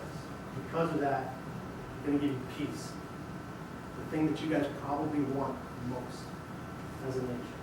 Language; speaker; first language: English; native; English